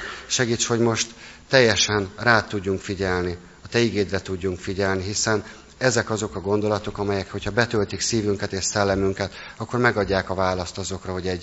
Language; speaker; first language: Hungarian; native; Hungarian